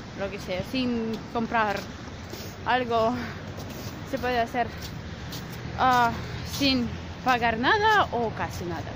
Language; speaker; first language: Spanish; non-native, fluent; Russian